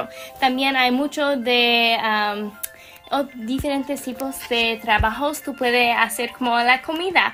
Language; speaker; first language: Spanish; non-native, learner; English